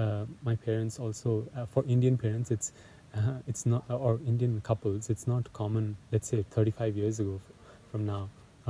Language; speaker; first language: English; non-native, local second language; Hindi